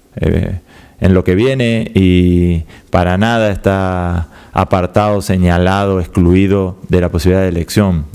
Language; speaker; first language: Spanish; native; Spanish